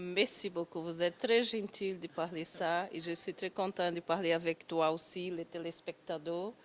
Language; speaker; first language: French; non-native, learner; Portuguese